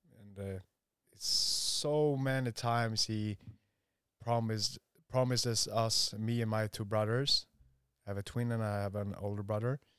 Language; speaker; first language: English; non-native, fluent; Swedish